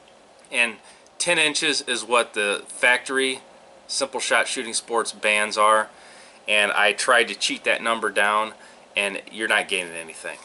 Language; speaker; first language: English; native; English